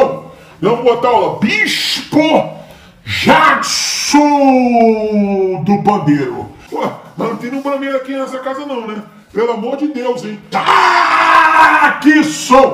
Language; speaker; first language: Portuguese; native; Portuguese